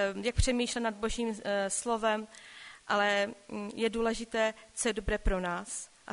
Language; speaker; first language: Czech; non-native, local second language; Polish